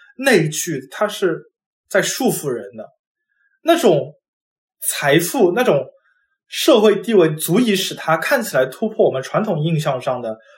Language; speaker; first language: Chinese; non-native, local second language; Wu Chinese